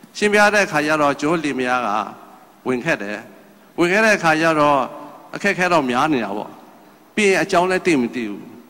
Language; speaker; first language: Burmese; non-native, local second language; Chinese